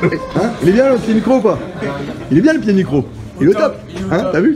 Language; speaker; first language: French; native; French